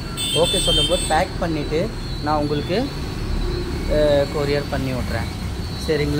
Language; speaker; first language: Tamil; non-native, local second language; Hindi